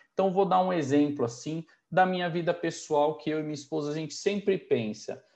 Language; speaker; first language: Portuguese; native; Portuguese